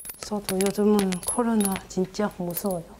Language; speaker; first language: Korean; non-native, learner; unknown